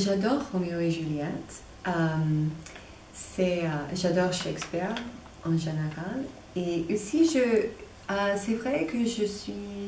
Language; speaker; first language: French; non-native, fluent; English